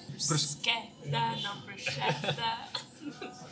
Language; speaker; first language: Italian; non-native, learner; English